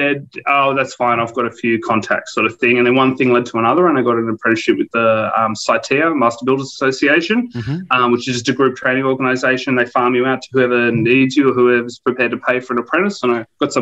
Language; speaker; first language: English; native; English